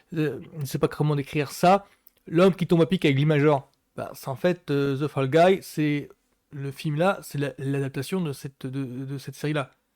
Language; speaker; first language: French; native; French